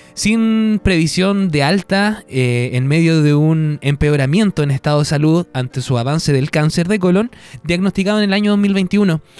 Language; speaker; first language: Spanish; native; Spanish